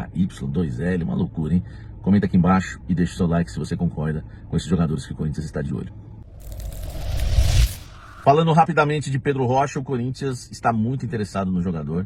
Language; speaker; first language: Portuguese; native; Portuguese